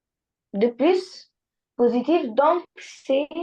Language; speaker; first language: French; non-native, learner; Arabic